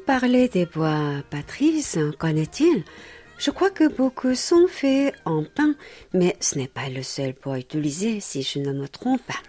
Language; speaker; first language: French; non-native, fluent; Korean